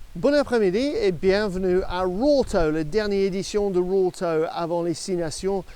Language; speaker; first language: French; non-native, fluent; English